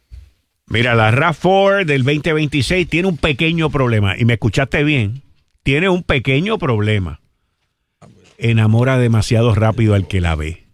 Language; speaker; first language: Spanish; native; Spanish